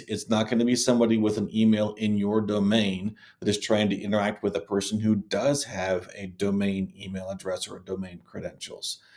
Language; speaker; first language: English; native; English